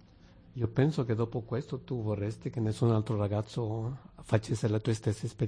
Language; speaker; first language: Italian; non-native, learner; Spanish